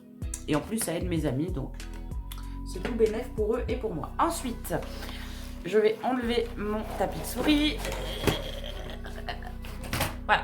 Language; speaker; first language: French; native; French